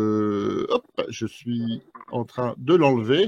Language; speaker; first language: French; native; French